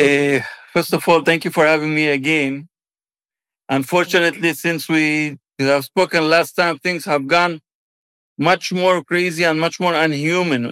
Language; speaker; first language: English; non-native, fluent; Arabic